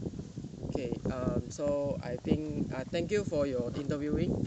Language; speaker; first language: English; non-native, learner; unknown